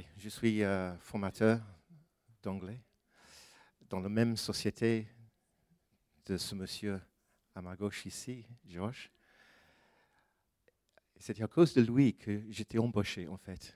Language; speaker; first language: French; non-native, fluent; English